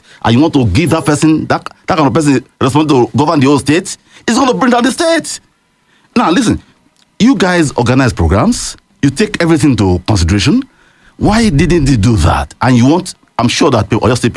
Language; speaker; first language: English; non-native, local second language; Yoruba